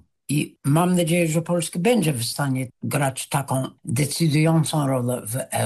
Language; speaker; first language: Polish; non-native, fluent; English